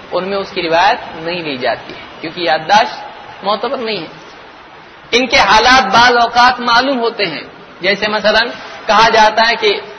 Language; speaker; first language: Urdu; native; Urdu